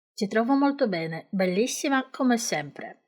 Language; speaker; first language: Italian; non-native, fluent; Ukrainian